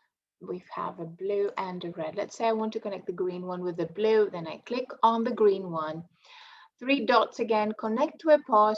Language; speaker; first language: English; non-native, fluent; Greek